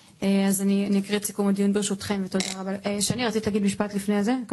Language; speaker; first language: Hebrew; native; Hebrew